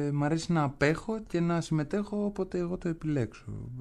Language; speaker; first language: Greek; native; Greek